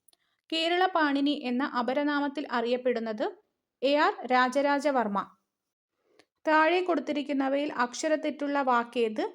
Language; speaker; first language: Malayalam; native; Malayalam